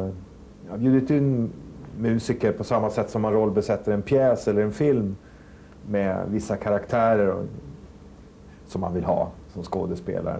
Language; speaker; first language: Swedish; native; Swedish